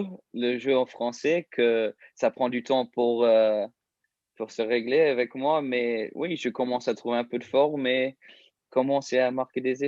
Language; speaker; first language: French; early bilingual, heritage; English